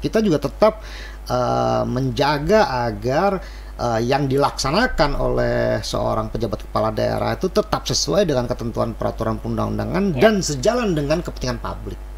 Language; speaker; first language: Indonesian; native; Indonesian